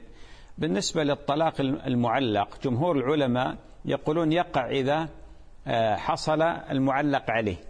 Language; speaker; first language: Arabic; native; Arabic